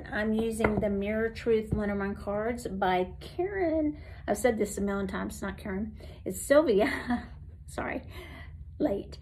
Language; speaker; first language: English; native; English